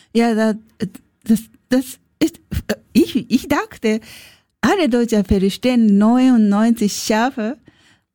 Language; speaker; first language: German; non-native, learner; Japanese